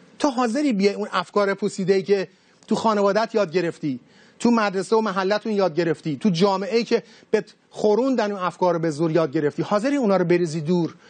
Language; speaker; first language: Persian; native; Persian